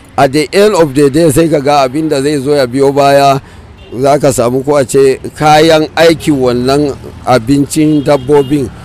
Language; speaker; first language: Hausa; non-native, local second language; Fula